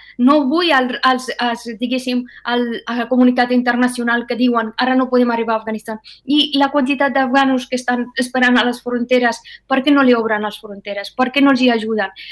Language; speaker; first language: Catalan; non-native, fluent; Persian